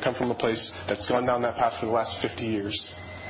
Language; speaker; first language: English; native; English